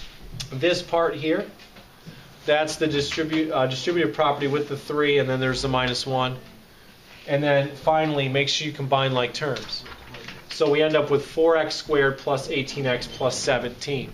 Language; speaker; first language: English; native; English